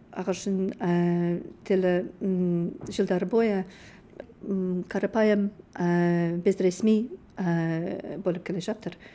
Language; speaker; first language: Kazakh; non-native, learner; English